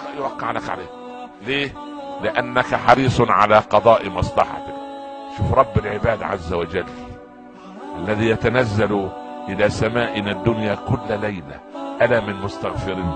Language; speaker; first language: Arabic; native; Arabic